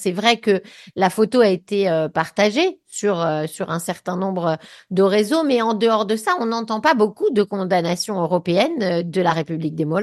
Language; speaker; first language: French; native; French